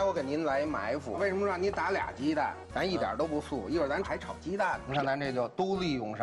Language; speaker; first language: Chinese; native; Chinese